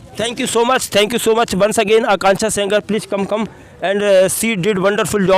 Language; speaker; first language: English; non-native, local second language; Hindi